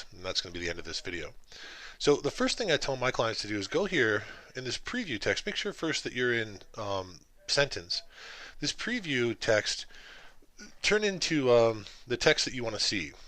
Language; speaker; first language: English; native; English